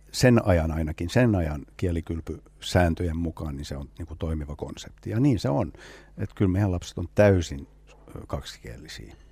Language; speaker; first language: Finnish; non-native, local second language; Swedish